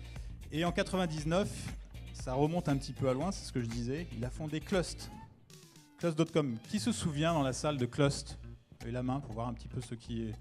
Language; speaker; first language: French; native; French